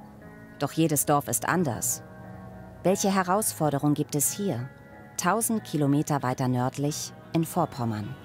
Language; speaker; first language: German; native; German